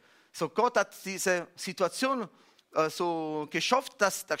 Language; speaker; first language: German; non-native, fluent; Italian